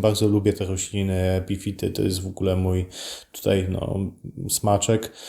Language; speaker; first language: Polish; native; Polish